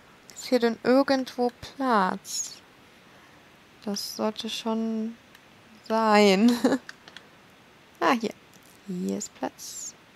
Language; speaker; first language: German; native; German